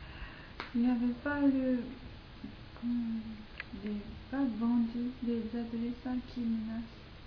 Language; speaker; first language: French; non-native, learner; Japanese